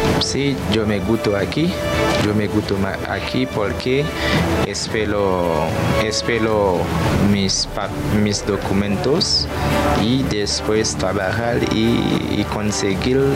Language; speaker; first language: Spanish; non-native, learner; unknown